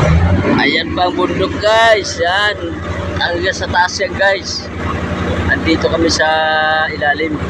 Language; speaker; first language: Filipino; non-native, local second language; Hiligaynon